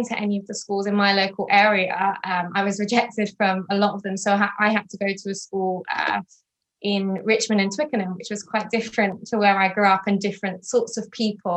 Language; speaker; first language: English; native; English